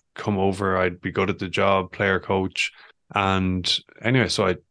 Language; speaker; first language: English; native; English